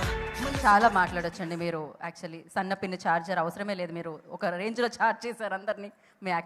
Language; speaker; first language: Telugu; native; Telugu